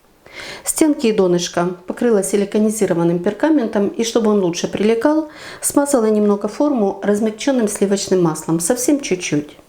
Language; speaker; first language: Russian; native; Russian